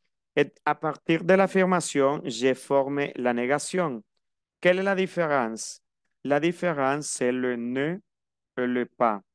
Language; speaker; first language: French; non-native, fluent; Spanish